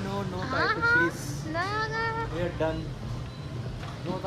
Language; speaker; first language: English; non-native, local second language; Telugu